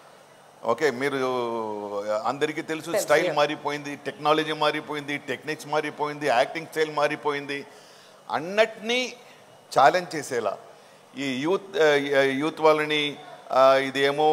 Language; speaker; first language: Telugu; non-native, local second language; Tamil